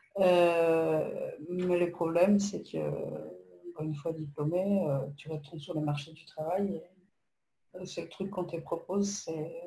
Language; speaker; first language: French; non-native, fluent; Polish